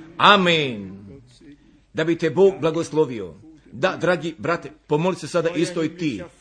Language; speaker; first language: Croatian; early bilingual, heritage; Croatian